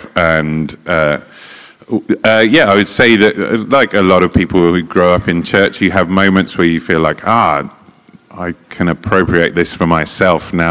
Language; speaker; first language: English; native; English